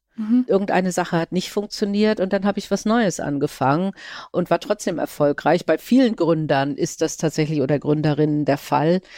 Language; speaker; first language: German; native; German